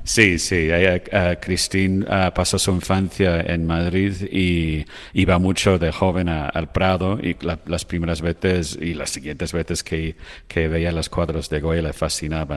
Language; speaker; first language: Spanish; non-native, fluent; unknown